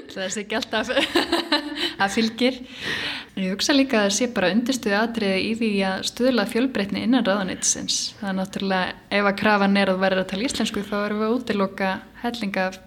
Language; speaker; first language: Icelandic; native; Icelandic